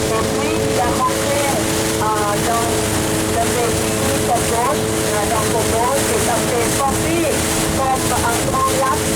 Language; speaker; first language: French; non-native, learner; Thai